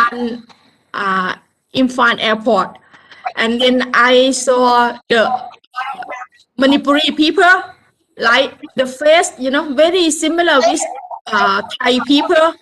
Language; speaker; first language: English; non-native, learner; Thai